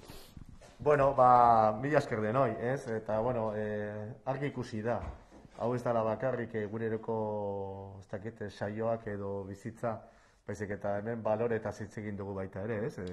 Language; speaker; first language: Basque; native; Basque